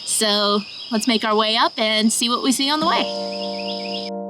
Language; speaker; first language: English; native; English